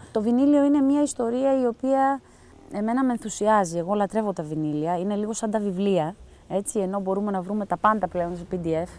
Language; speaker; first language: Greek; early bilingual, heritage; Greek